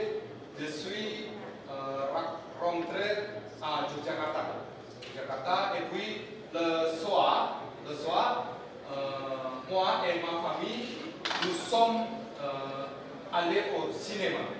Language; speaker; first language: French; non-native, learner; Indonesian